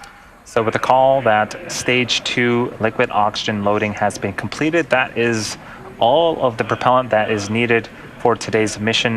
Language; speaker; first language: English; native; English